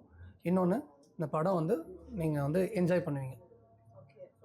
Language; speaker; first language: Tamil; native; Tamil